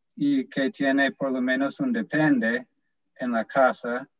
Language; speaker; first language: Spanish; non-native, fluent; English